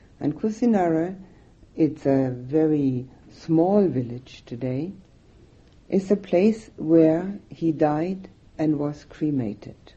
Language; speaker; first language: English; non-native, fluent; German